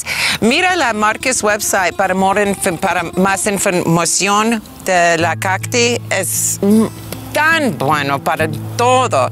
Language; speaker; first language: Spanish; non-native, learner; English